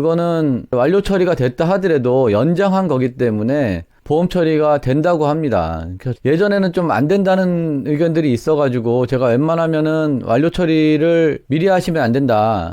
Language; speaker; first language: Korean; native; Korean